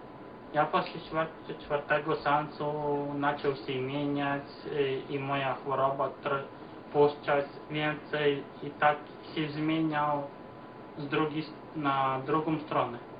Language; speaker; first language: Polish; non-native, learner; Ukrainian